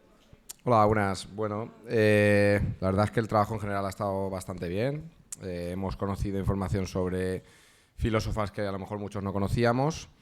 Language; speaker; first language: Spanish; native; Spanish